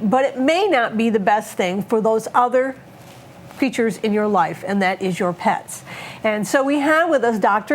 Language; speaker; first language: English; native; English